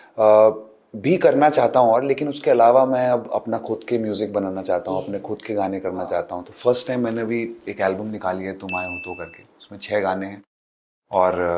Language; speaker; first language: Hindi; native; Hindi